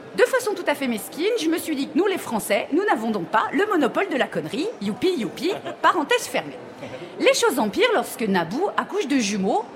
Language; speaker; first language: French; native; French